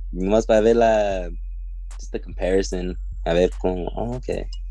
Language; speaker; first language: Spanish; early bilingual, heritage; Spanish